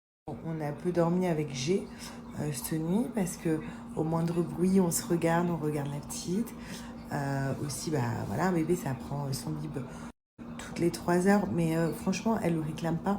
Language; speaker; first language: French; native; French